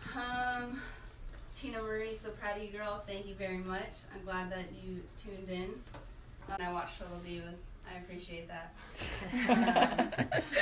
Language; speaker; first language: English; native; English